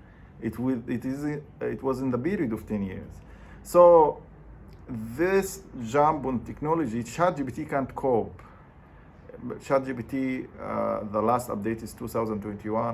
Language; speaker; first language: English; non-native, fluent; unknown